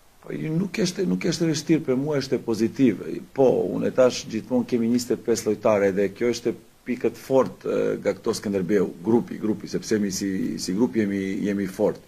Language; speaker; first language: Albanian; non-native, learner; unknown